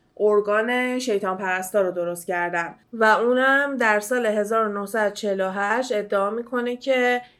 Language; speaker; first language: Persian; early bilingual, heritage; Persian